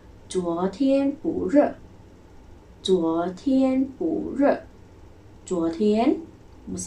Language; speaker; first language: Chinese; non-native, fluent; Khmer